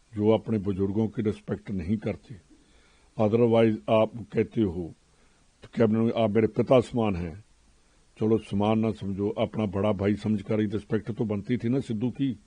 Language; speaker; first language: Hindi; non-native, local second language; Punjabi